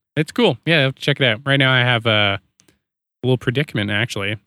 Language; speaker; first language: English; native; English